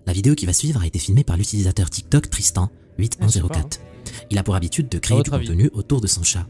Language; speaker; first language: French; native; French